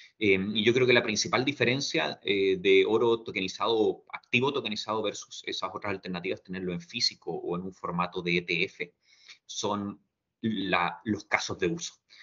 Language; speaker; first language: Spanish; native; Spanish